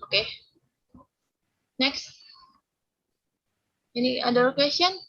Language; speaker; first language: English; non-native, learner; Indonesian